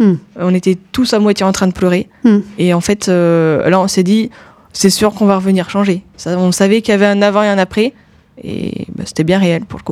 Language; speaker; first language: French; native; French